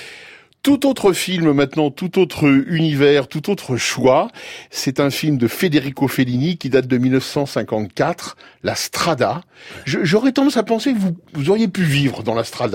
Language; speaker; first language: French; native; French